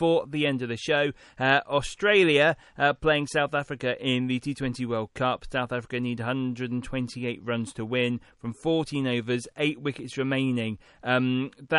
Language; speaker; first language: English; native; English